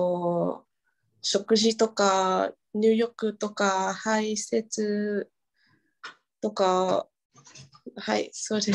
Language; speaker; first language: Japanese; non-native, learner; Vietnamese